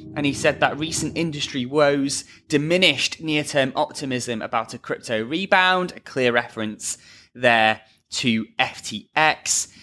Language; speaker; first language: English; native; English